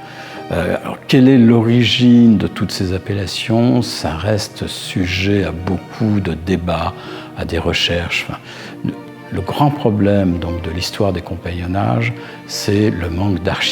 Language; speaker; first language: French; native; French